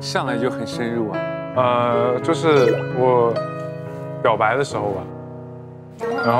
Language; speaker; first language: Chinese; native; Chinese